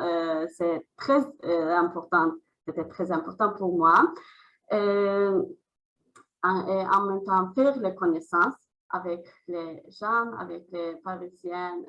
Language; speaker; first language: French; non-native, learner; Azerbaijani